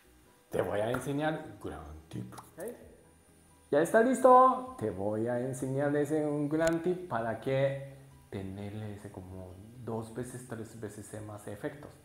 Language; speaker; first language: Spanish; non-native, learner; Japanese